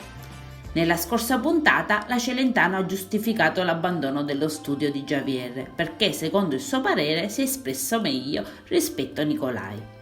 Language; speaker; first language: Italian; native; Italian